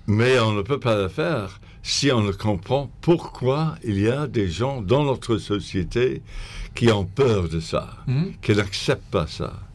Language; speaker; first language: French; non-native, fluent; English